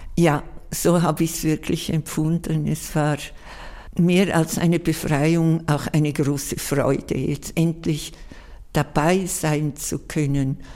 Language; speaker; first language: German; non-native, local second language; Romansh